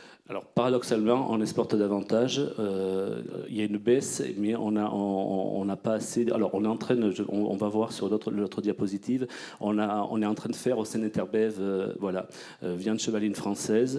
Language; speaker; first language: French; native; French